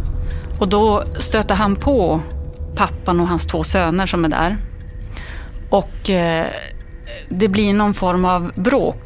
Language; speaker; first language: Swedish; native; Swedish